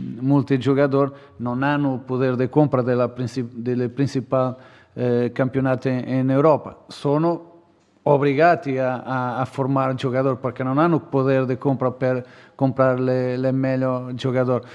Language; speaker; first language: Italian; non-native, fluent; Portuguese